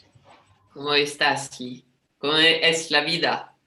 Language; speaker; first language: Spanish; non-native, learner; French